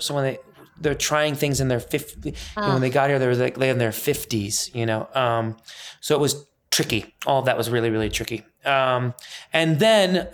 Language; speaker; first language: English; early bilingual, other home language; Persian